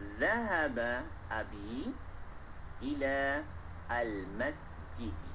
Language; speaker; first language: Arabic; non-native, fluent; Malay